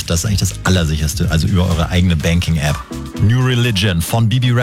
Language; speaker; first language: German; native; German